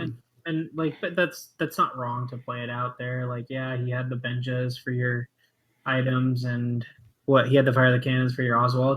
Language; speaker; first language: English; native; English